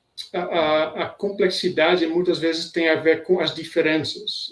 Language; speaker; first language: Portuguese; non-native, fluent; Dutch